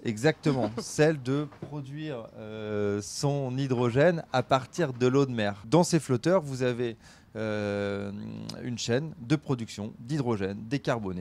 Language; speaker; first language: French; native; French